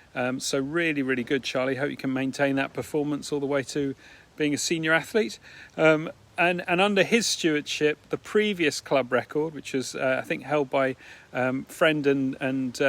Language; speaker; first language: English; native; English